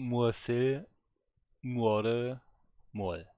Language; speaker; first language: Korean; non-native, learner; German